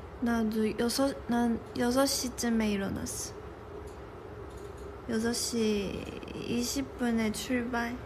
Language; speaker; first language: Korean; non-native, local second language; Chinese